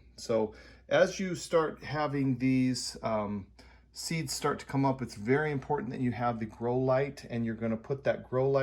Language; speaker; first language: English; native; English